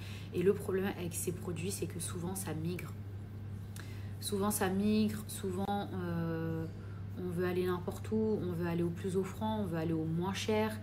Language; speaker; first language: French; native; French